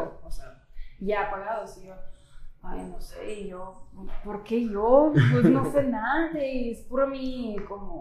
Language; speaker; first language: Spanish; non-native, fluent; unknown